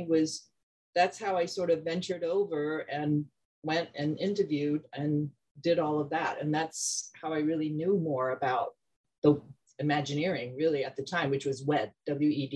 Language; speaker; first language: English; non-native, local second language; Cantonese